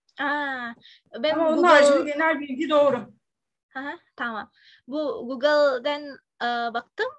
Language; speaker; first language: Turkish; non-native, fluent; Indonesian